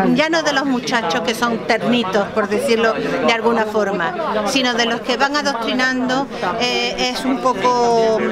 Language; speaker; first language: Spanish; native; Spanish